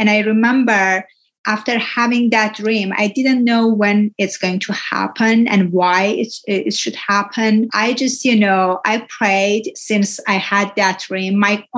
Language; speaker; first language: English; non-native, fluent; Persian